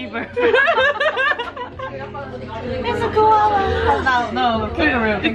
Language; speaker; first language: English; non-native, learner; Korean